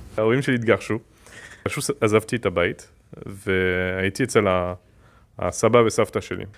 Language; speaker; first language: Hebrew; non-native, fluent; French